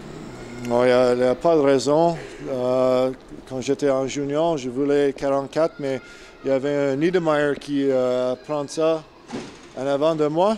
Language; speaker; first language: French; non-native, learner; English